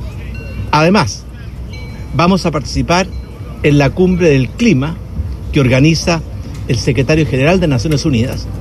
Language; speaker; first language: Spanish; native; Spanish